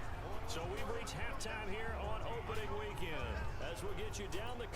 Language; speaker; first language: English; native; English